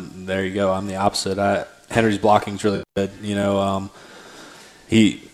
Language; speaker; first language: English; native; English